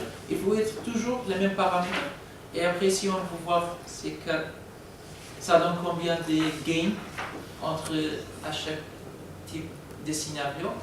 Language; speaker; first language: French; non-native, learner; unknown